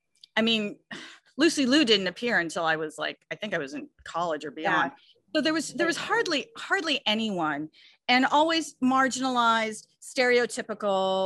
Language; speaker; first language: English; native; English